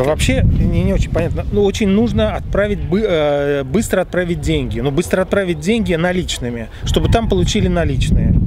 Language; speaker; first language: Russian; native; Russian